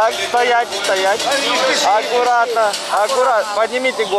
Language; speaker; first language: Russian; native; Russian